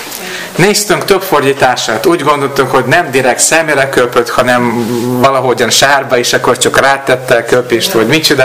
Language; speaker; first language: Hungarian; non-native, fluent; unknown